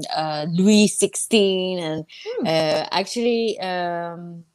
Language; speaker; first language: English; non-native, fluent; Persian